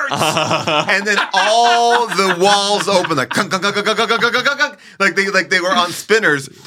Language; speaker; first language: English; native; English